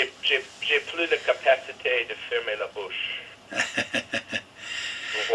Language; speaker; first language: French; non-native, fluent; English